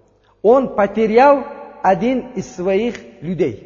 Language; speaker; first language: Russian; non-native, learner; Uzbek